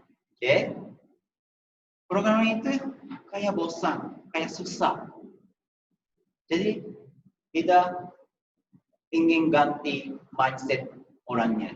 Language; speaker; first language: Indonesian; non-native, fluent; Japanese